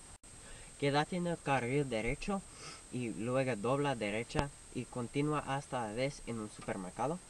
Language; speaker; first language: Spanish; non-native, learner; English